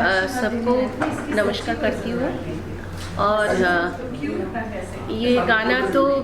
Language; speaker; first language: Hindi; non-native, local second language; Bangla